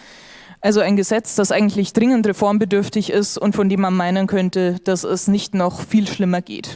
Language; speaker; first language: German; native; German